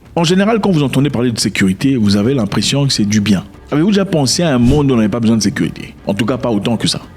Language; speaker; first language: French; non-native, local second language; Lingala